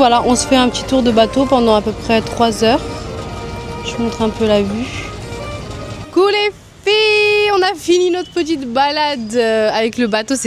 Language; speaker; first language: French; native; French